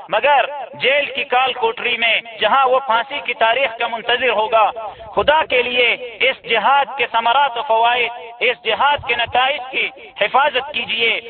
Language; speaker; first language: Urdu; non-native, local second language; Pashto